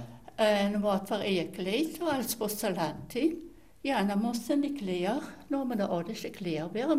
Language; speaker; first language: German; native; German